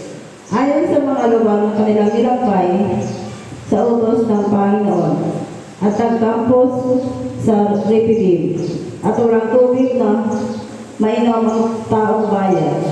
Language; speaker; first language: Filipino; native; Filipino